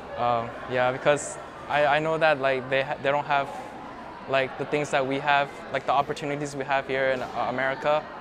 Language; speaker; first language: English; early bilingual, other home language; Kachin